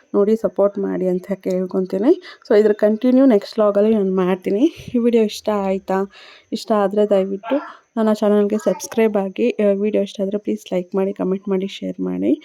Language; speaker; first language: Kannada; non-native, local second language; Tamil